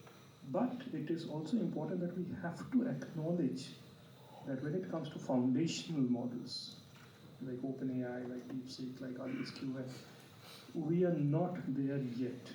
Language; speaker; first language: English; non-native, local second language; Bangla